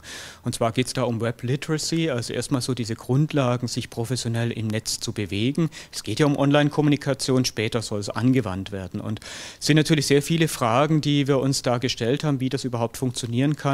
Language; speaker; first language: German; native; German